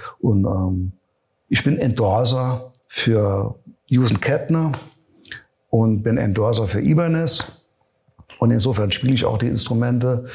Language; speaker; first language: German; native; German